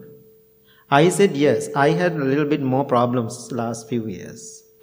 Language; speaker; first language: English; non-native, local second language; Sinhala